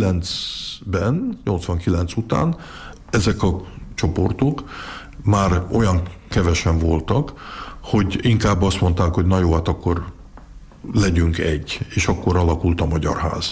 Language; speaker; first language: Hungarian; early bilingual, heritage; Hungarian